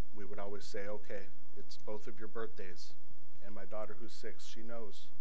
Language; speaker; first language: English; native; English